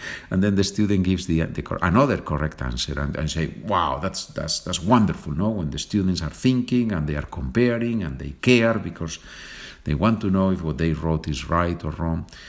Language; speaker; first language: English; non-native, fluent; Spanish